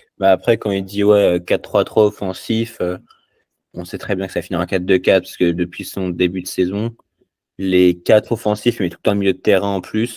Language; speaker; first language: French; native; French